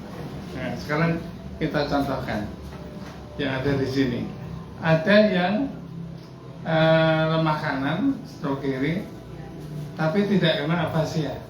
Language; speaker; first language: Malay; non-native, local second language; Javanese